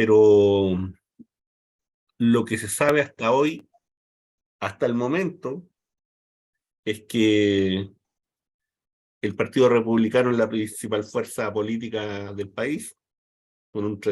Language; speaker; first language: Spanish; native; Spanish